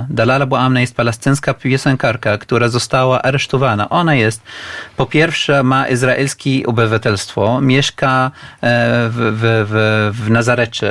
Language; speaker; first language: Polish; non-native, fluent; Arabic